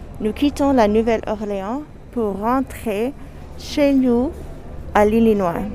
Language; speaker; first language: French; non-native, fluent; English